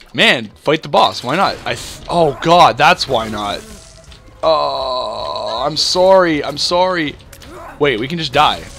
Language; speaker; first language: English; native; English